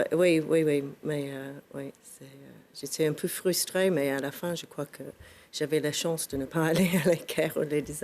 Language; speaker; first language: French; non-native, fluent; English